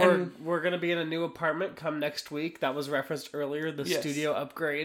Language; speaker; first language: English; native; English